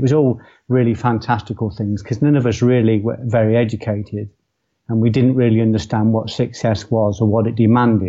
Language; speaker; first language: English; native; English